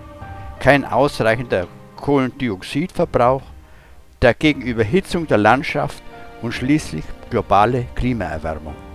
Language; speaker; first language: German; native; German